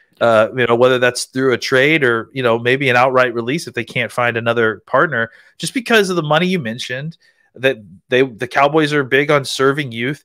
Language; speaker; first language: English; native; English